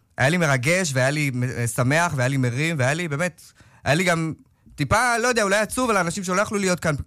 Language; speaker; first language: Hebrew; native; Hebrew